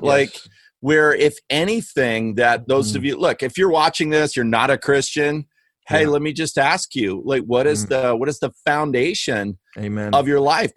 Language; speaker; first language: English; native; English